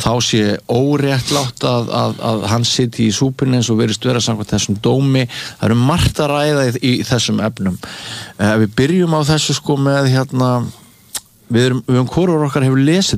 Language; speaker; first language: Icelandic; native; Icelandic